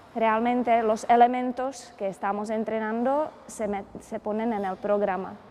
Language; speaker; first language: Spanish; non-native, fluent; Czech